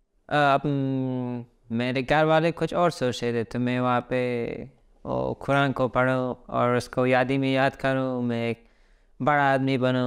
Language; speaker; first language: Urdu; early bilingual, other home language; Pashto